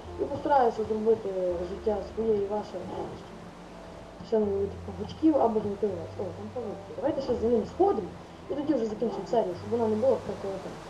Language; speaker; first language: Ukrainian; native; Ukrainian